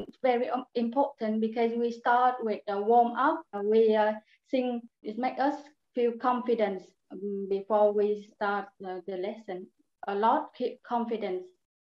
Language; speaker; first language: English; non-native, learner; Vietnamese